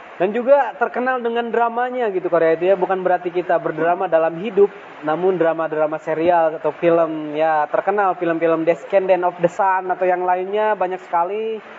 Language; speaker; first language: Indonesian; non-native, local second language; Sundanese